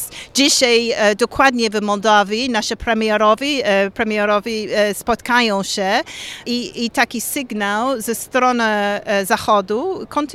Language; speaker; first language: Polish; non-native, learner; English